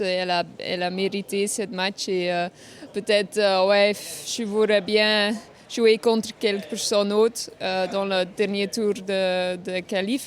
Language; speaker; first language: French; non-native, fluent; Dutch